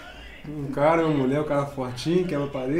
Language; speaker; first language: Portuguese; native; Portuguese